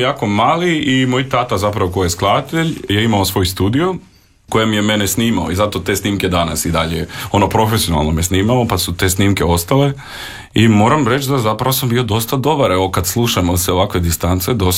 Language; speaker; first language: Croatian; non-native, fluent; Macedonian